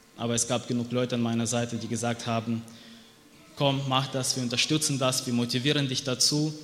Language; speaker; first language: German; non-native, fluent; Russian